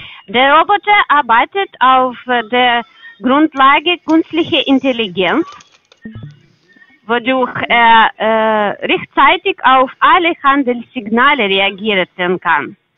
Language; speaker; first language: German; non-native, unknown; Russian